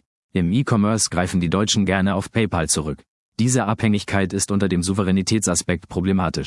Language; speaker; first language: German; native; German